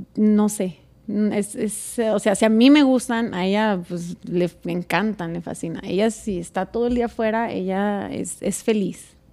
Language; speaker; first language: Spanish; native; Spanish